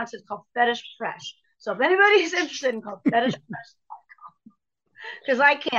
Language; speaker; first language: English; native; English